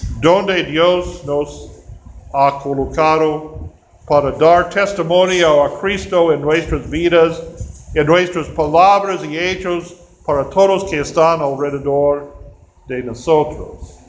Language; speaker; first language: Spanish; non-native, fluent; English